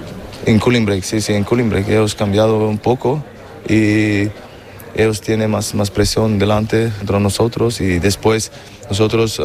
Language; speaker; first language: Spanish; non-native, fluent; German